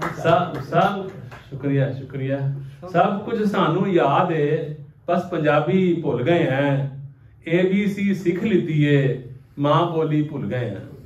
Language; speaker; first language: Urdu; non-native, local second language; Punjabi